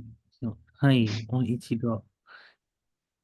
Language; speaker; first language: Japanese; non-native, learner; Indonesian